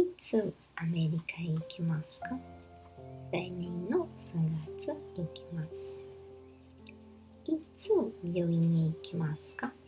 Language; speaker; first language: Japanese; non-native, learner; Portuguese